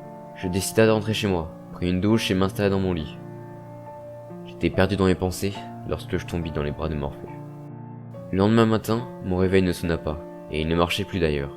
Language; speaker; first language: French; native; French